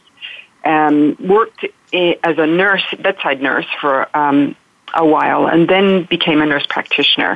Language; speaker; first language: English; native; English